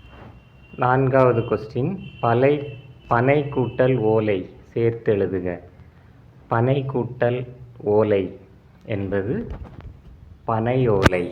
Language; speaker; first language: Tamil; native; Tamil